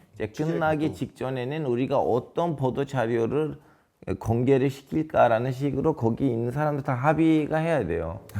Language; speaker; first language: Korean; non-native, fluent; Turkish